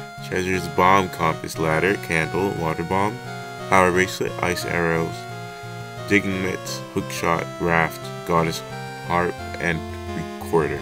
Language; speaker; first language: English; native; English